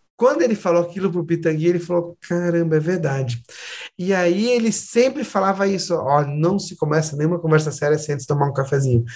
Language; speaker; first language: Portuguese; native; Portuguese